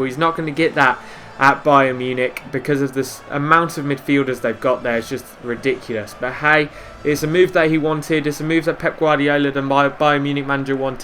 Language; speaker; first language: English; native; English